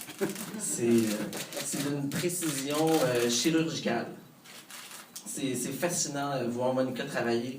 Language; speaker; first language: French; native; French